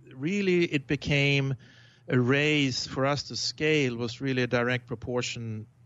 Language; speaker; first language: English; non-native, fluent; Swedish